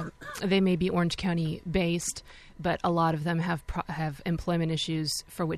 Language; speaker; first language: English; native; English